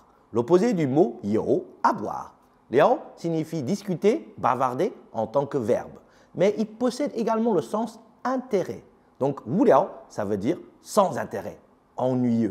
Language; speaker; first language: French; native; French